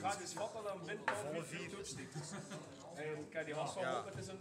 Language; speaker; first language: Dutch; native; Dutch